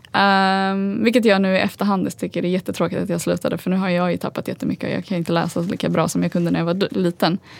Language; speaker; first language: Swedish; early bilingual, other home language; Arabic